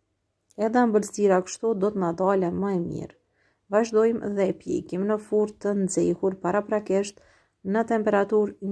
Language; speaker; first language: Albanian; native; Albanian